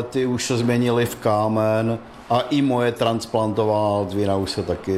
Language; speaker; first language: Czech; native; Czech